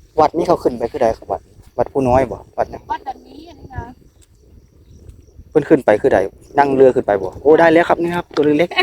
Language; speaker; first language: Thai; non-native, local second language; Northeastern Thai